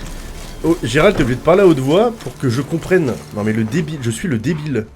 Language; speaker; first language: French; native; French